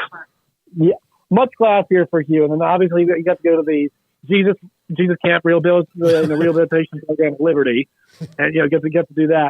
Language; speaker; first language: English; native; English